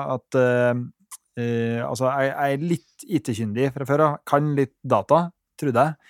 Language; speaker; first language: Norwegian; native; Norwegian